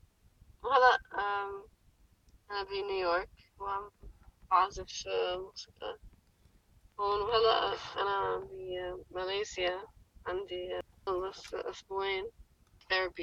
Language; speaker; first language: Arabic; early bilingual, heritage; English